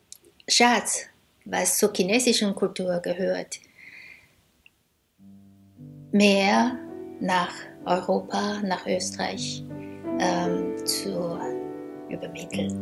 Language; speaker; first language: German; non-native, fluent; Chinese